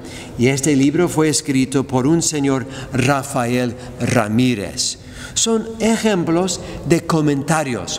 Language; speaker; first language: Spanish; non-native, fluent; English